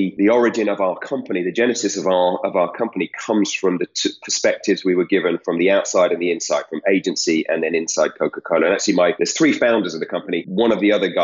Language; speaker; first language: English; native; English